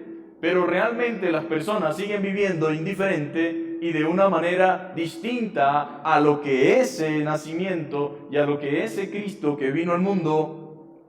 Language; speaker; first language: Spanish; native; Spanish